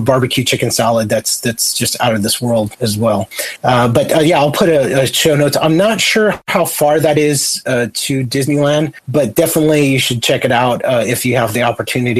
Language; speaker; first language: English; native; English